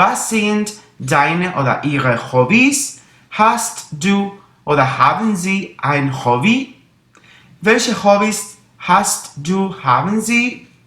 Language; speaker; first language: German; non-native, fluent; Spanish